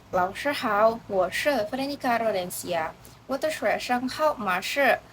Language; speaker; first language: Chinese; non-native, learner; Indonesian